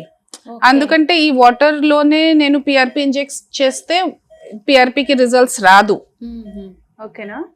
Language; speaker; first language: Telugu; non-native, fluent; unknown